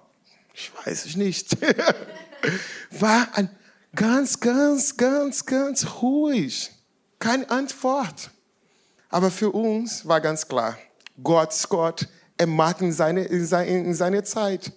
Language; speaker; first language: German; non-native, learner; Portuguese